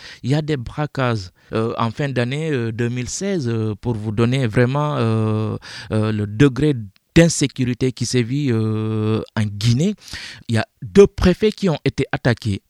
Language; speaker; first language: French; non-native, local second language; Fula